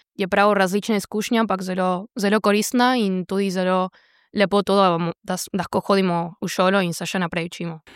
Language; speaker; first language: Slovenian; early bilingual, heritage; Slovenian